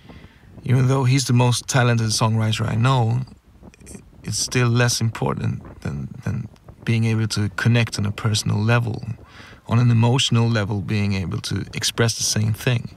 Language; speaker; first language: English; non-native, fluent; Swedish